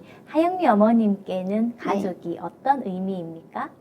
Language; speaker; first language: Korean; native; Korean